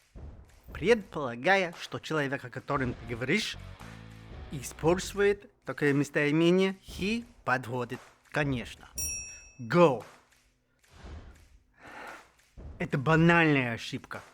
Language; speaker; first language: Russian; non-native, fluent; English